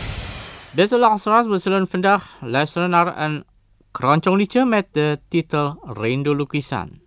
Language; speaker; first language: Dutch; non-native, fluent; Indonesian